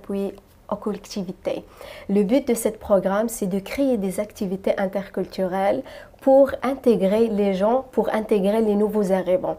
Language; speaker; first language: French; non-native, local second language; Arabic